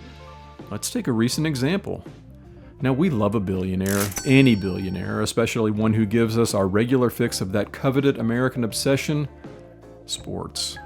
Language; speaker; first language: English; native; English